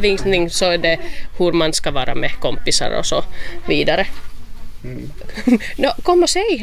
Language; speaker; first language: Swedish; non-native, local second language; Finnish